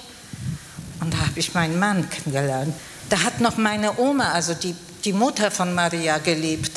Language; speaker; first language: German; non-native, fluent; Polish